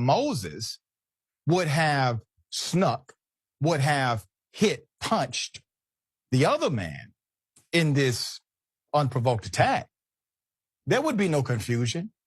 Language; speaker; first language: English; native; English